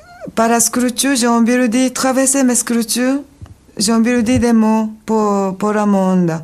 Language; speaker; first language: French; non-native, learner; Japanese